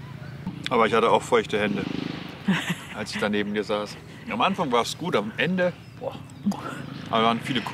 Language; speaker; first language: German; native; German